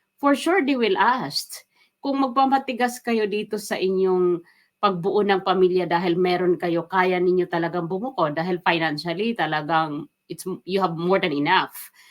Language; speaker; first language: Filipino; non-native, local second language; Waray